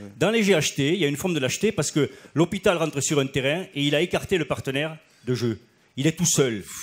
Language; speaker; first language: French; native; French